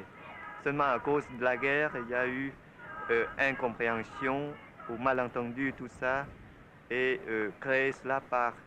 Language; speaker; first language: French; non-native, local second language; Vietnamese